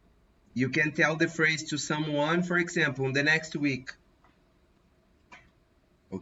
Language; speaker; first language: English; non-native, fluent; Portuguese